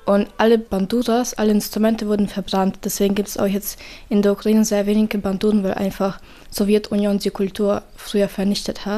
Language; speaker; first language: German; non-native, fluent; Ukrainian